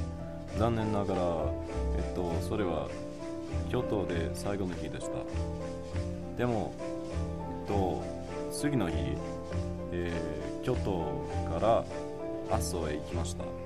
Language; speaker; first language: Japanese; non-native, learner; English